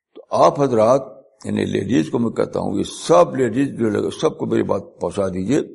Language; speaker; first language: Urdu; native; Urdu